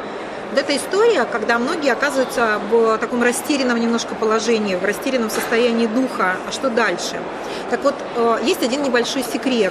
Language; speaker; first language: Russian; native; Russian